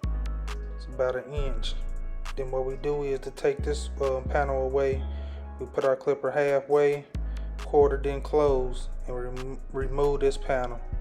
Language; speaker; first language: English; native; English